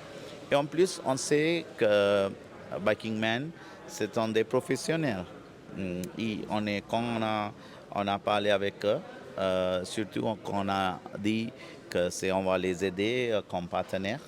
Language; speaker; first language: French; non-native, fluent; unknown